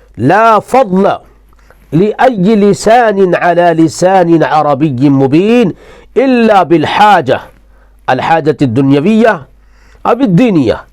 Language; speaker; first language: Arabic; non-native, fluent; Urdu